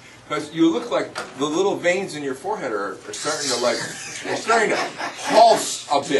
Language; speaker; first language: English; native; English